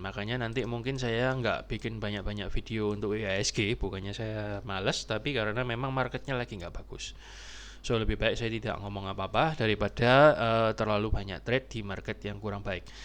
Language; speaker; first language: Indonesian; native; Indonesian